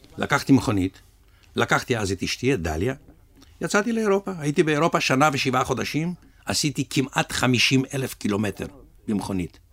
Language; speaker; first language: Hebrew; early bilingual, other home language; Russian